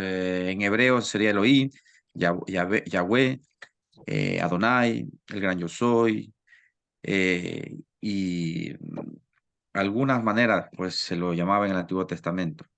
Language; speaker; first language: Spanish; native; Spanish